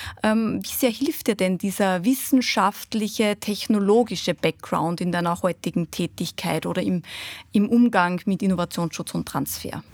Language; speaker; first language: German; native; German